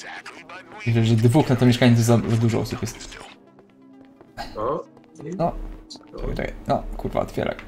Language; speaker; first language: Polish; native; Polish